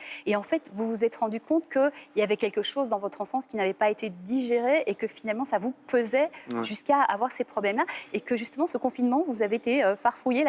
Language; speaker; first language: French; native; French